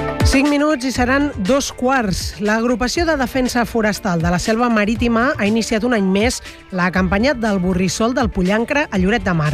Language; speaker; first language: Catalan; native; Catalan